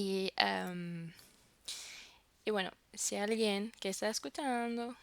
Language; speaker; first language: Spanish; non-native, fluent; French